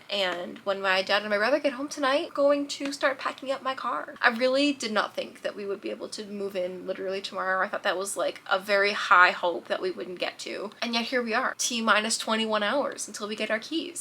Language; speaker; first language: English; native; English